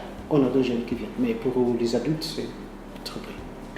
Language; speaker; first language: French; non-native, learner; Portuguese